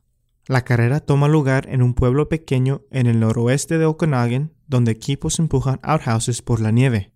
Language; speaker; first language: Spanish; native; Spanish